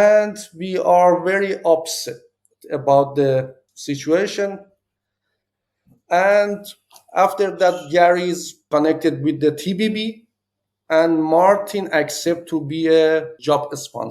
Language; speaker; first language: English; non-native, learner; Persian